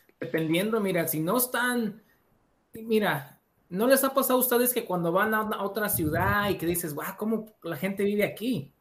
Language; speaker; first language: Spanish; early bilingual, heritage; Spanish